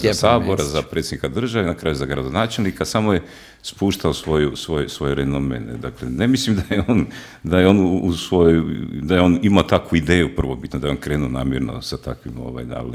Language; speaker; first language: Croatian; native; Croatian